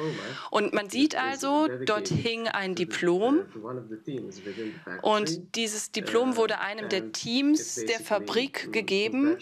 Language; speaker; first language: German; non-native, fluent; Russian